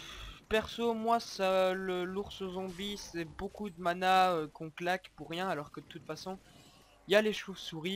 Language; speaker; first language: French; native; French